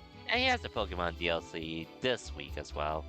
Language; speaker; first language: English; native; English